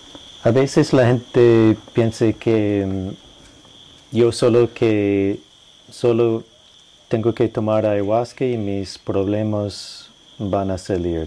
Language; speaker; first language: Spanish; non-native, fluent; English